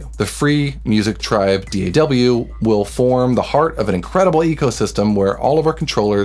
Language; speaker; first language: English; native; English